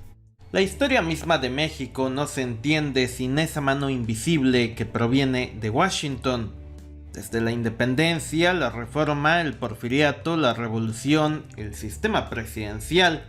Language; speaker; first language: Spanish; native; Spanish